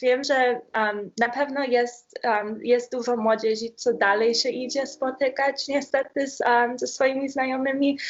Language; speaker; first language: Polish; early bilingual, heritage; Polish